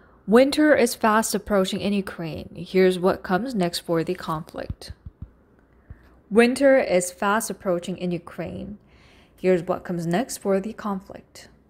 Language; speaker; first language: English; non-native, fluent; Korean